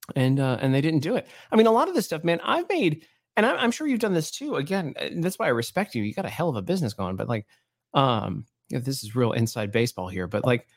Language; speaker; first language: English; native; English